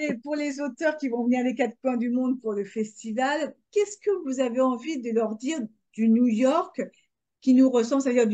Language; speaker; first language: French; native; French